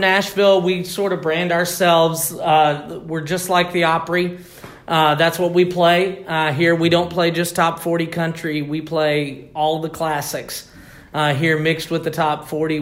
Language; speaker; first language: English; native; English